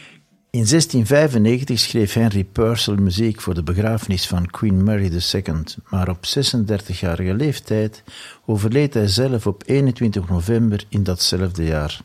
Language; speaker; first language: Dutch; native; Dutch